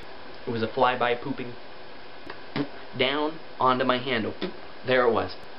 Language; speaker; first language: English; native; English